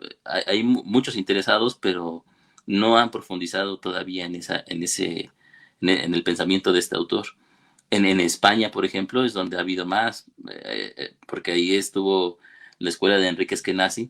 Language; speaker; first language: Spanish; native; Spanish